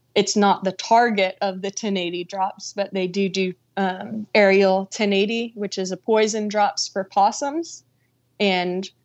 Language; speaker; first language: English; native; English